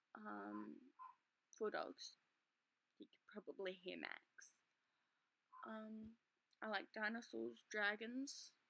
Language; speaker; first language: English; native; English